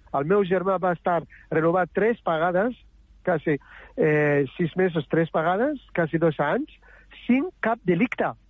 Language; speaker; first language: Catalan; non-native, learner; Arabic